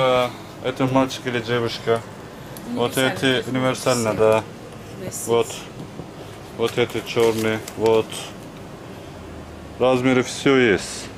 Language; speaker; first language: Russian; non-native, learner; Turkish